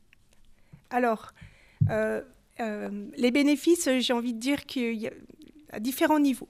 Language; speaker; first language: French; native; French